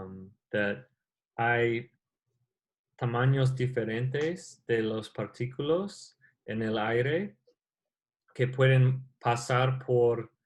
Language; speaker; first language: Spanish; non-native, learner; English